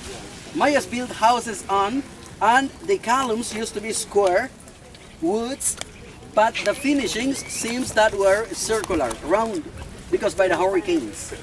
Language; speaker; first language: English; non-native, fluent; Spanish